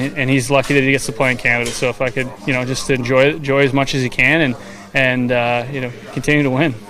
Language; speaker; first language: English; native; English